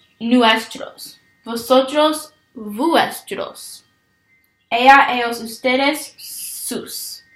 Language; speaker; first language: Spanish; non-native, learner; English